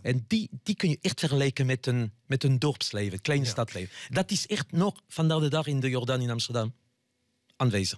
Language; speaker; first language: Dutch; non-native, fluent; French